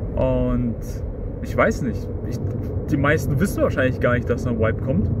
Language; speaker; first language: German; early bilingual, other home language; Russian